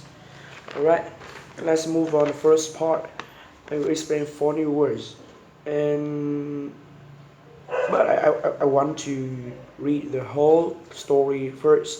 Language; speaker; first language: English; non-native, learner; Vietnamese